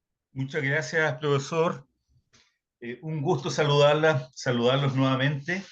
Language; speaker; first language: Spanish; native; Spanish